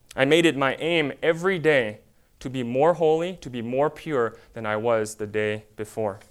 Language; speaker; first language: English; early bilingual, other home language; Korean